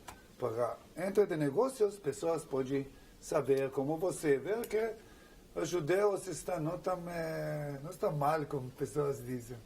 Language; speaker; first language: Portuguese; non-native, learner; Hebrew